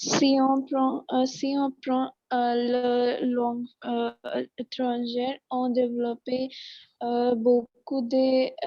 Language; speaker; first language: French; non-native, learner; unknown